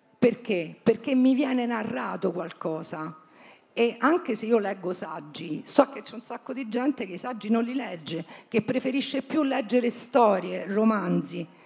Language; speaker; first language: Italian; native; Italian